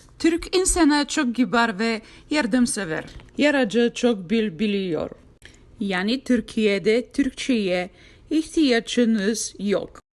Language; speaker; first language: Turkish; non-native, learner; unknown